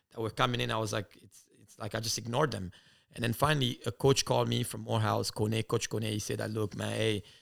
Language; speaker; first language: English; early bilingual, other home language; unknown